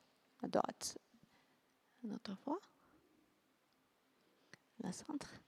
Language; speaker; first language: French; non-native, learner; English